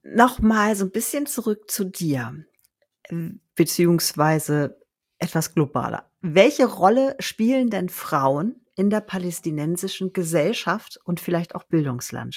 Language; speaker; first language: German; native; German